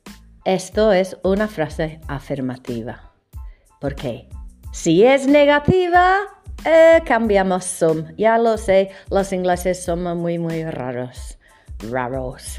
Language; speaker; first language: Spanish; non-native, fluent; English